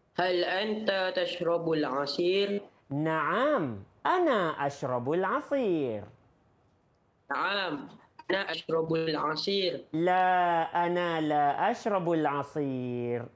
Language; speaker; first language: Arabic; non-native, fluent; Malay